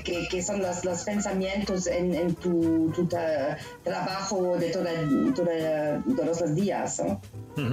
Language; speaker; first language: Spanish; non-native, learner; German